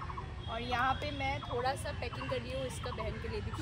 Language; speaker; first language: Hindi; non-native, local second language; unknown